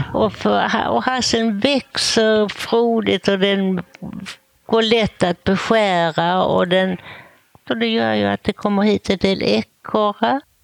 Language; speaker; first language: Swedish; native; Swedish